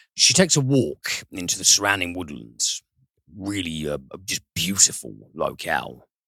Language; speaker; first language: English; native; English